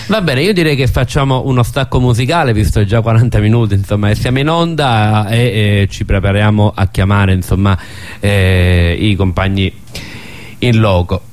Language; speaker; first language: Italian; native; Italian